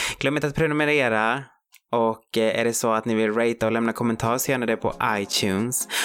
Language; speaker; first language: Swedish; early bilingual, other home language; Spanish